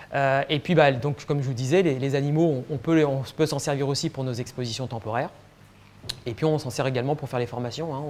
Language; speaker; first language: French; native; French